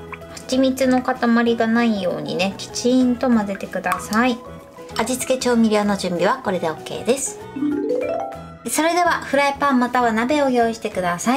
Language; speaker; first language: Japanese; native; Japanese